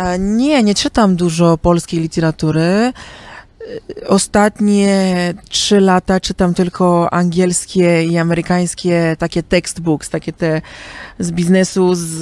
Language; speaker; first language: Polish; early bilingual, heritage; Polish